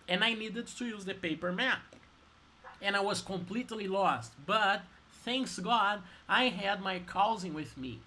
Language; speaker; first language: English; non-native, fluent; Portuguese